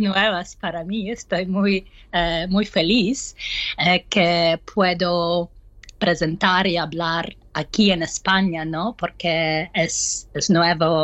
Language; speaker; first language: Spanish; non-native, learner; Ukrainian